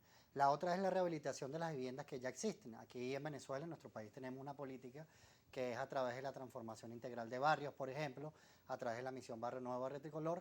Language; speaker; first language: Spanish; native; Spanish